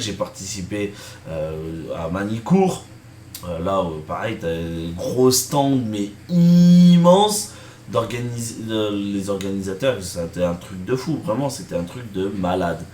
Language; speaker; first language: French; native; French